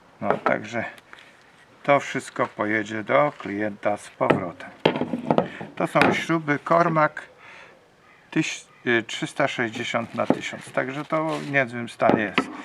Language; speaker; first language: Polish; native; Polish